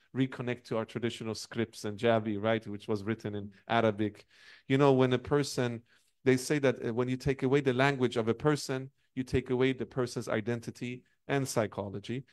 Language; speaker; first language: English; non-native, fluent; Persian